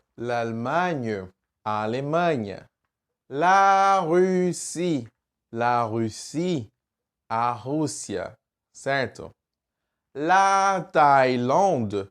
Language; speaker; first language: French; non-native, fluent; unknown